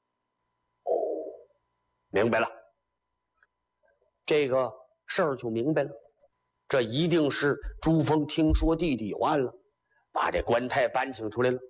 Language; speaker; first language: Chinese; native; Chinese